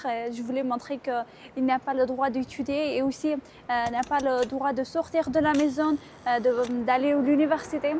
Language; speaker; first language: French; non-native, fluent; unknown